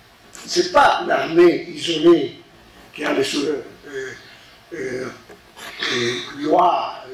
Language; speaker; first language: French; non-native, fluent; Spanish